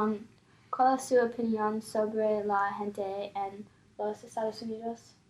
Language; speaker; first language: Spanish; non-native, learner; English